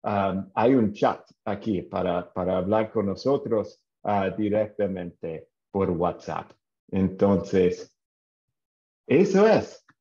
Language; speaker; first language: Spanish; non-native, fluent; English